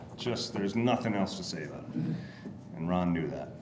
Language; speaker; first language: English; native; English